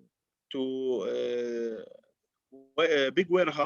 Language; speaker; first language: English; non-native, learner; Arabic